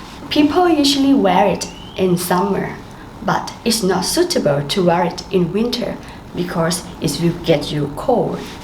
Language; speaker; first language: English; non-native, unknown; Thai